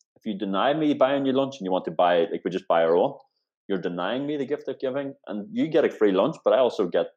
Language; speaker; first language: English; native; English